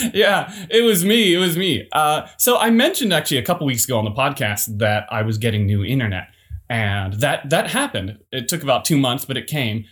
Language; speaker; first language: English; native; English